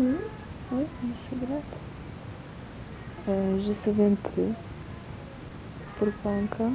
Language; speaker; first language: French; non-native, learner; Polish